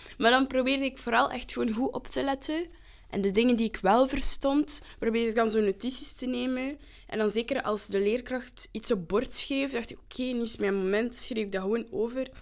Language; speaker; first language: Dutch; native; Dutch